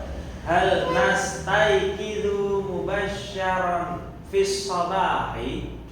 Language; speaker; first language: Arabic; non-native, learner; Indonesian